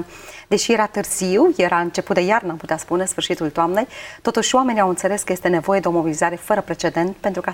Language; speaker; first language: Romanian; native; Romanian